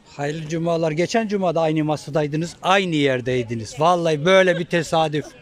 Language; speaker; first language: Turkish; native; Turkish